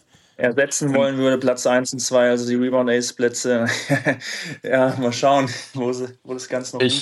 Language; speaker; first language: German; native; German